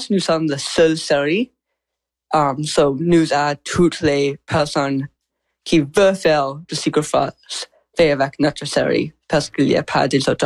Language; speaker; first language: French; non-native, learner; English